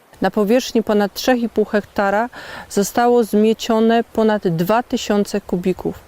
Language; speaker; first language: Polish; native; Polish